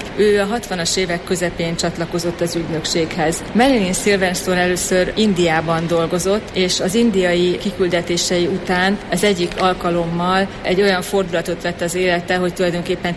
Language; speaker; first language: Hungarian; native; Hungarian